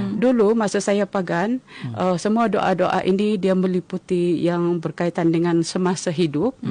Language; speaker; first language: Malay; non-native, local second language; Central Dusun